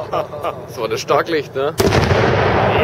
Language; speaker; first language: German; native; German